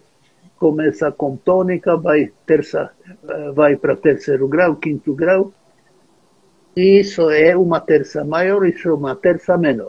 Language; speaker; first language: Portuguese; non-native, fluent; Czech